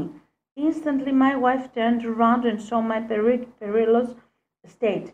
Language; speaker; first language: English; non-native, fluent; Greek